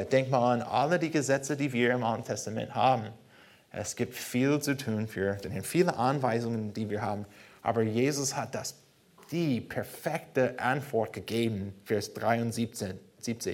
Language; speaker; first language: German; non-native, fluent; English